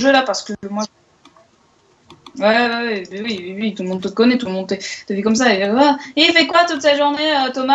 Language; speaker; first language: French; native; French